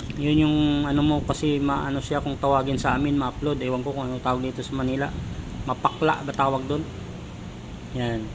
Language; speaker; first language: Filipino; non-native, local second language; Hiligaynon